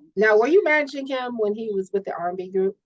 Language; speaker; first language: English; native; English